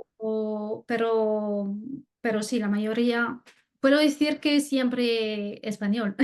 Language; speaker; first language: Spanish; non-native, fluent; French